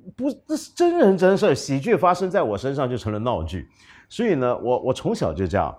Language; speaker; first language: Chinese; non-native, local second language; Cantonese